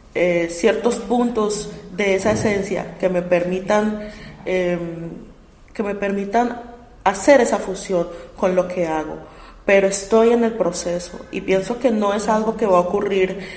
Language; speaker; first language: Spanish; native; Spanish